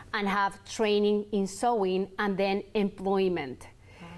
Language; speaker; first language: English; non-native, fluent; Spanish